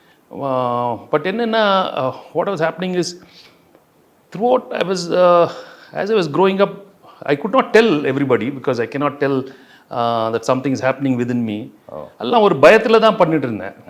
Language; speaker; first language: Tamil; non-native, local second language; Telugu